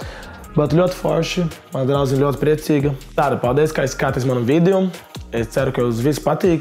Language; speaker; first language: Latvian; non-native, learner; Portuguese